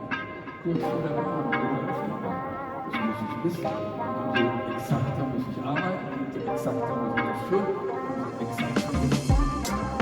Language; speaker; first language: German; native; German